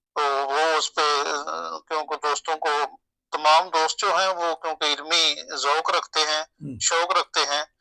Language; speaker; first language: Urdu; non-native, local second language; Punjabi